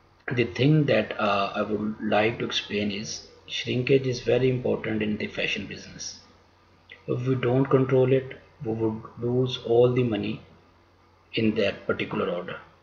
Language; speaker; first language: English; non-native, local second language; Urdu